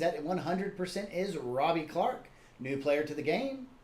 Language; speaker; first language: English; native; English